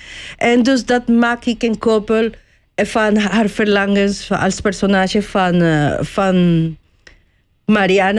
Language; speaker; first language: Dutch; non-native, learner; Spanish